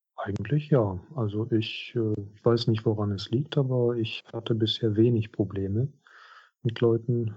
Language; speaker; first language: German; non-native, fluent; Russian